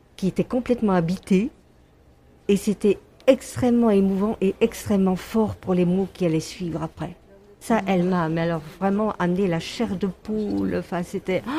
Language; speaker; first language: French; native; French